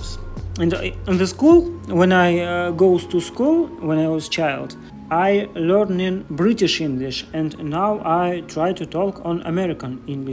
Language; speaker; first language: English; non-native, learner; Russian